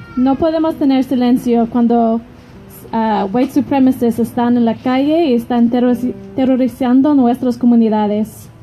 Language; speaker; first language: Spanish; non-native, learner; English